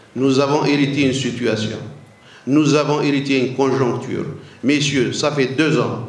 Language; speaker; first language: French; non-native, local second language; Arabic